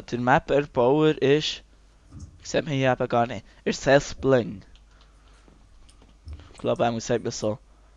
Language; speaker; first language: German; native; German